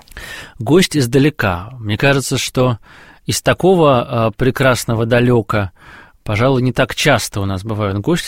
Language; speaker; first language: Russian; native; Russian